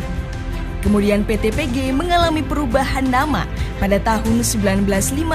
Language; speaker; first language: Indonesian; native; Indonesian